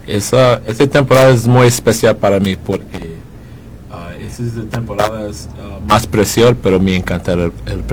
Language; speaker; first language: Spanish; non-native, learner; English